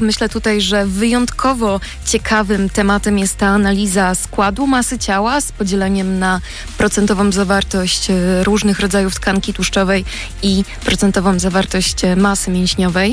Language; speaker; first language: Polish; native; Polish